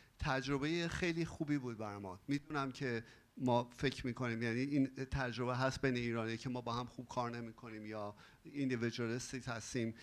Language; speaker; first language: Persian; native; Persian